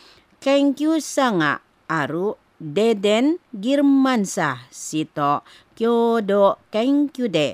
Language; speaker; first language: Japanese; non-native, fluent; Indonesian